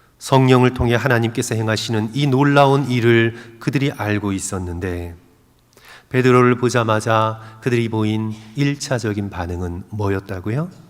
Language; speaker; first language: Korean; native; Korean